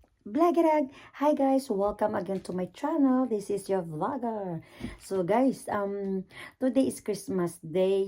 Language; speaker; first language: English; non-native, local second language; Filipino